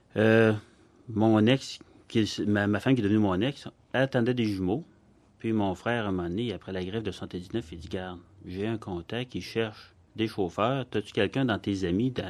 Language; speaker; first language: French; native; French